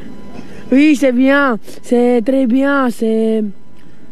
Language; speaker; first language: French; non-native, learner; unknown